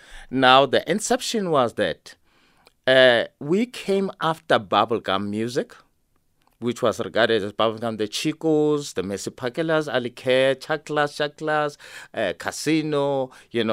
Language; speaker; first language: English; non-native, local second language; Zulu